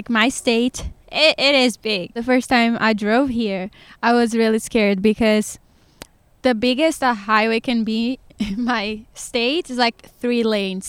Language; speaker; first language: English; non-native, fluent; Portuguese